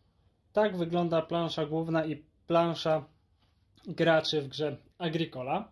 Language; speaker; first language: Polish; native; Polish